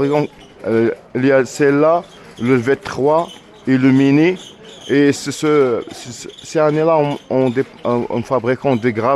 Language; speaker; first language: French; non-native, learner; Arabic